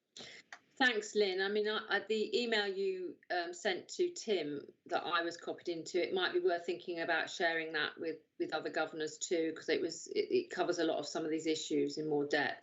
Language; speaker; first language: English; native; English